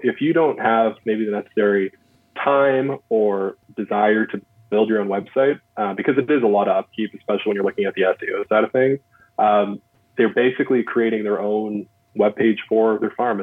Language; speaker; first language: English; native; English